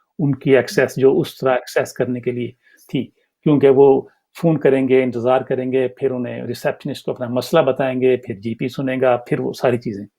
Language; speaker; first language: Urdu; native; Urdu